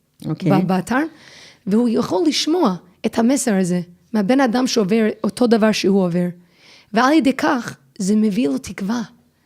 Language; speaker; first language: Hebrew; non-native, fluent; English